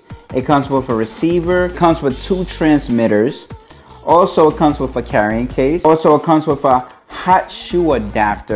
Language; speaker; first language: English; native; English